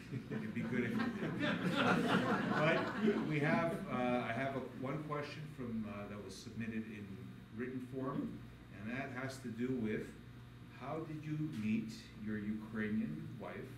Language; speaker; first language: English; native; English